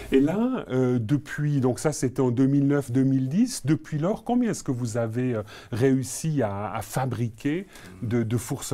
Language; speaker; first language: French; native; French